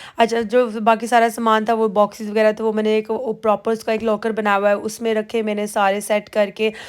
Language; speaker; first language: Urdu; native; Urdu